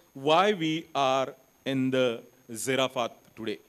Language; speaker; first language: English; non-native, local second language; Marathi